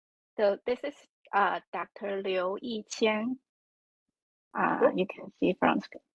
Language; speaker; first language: English; non-native, fluent; Chinese